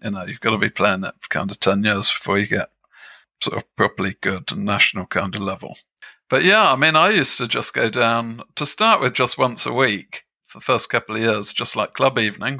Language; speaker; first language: English; native; English